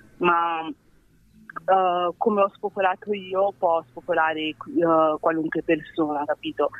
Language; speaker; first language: Italian; early bilingual, other home language; Wolof